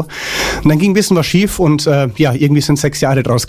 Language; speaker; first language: German; native; German